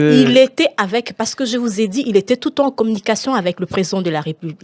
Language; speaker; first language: French; non-native, local second language; Lingala